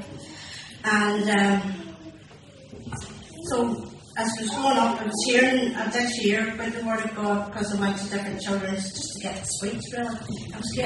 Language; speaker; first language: English; native; English